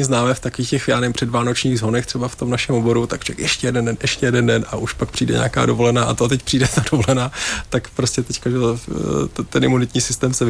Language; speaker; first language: Czech; native; Czech